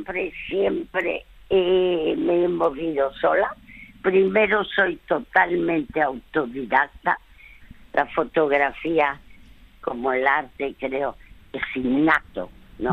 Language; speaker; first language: Spanish; early bilingual, other home language; French